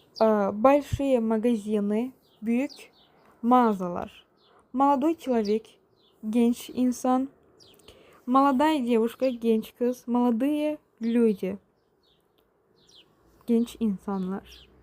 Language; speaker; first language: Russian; non-native, fluent; Turkish